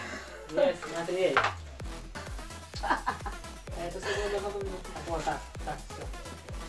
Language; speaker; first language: Russian; native; Russian